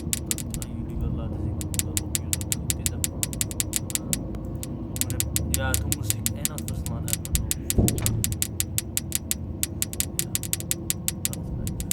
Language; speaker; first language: Dutch; non-native, local second language; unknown